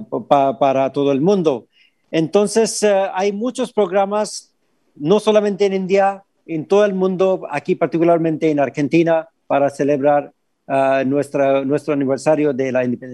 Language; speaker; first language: Spanish; non-native, fluent; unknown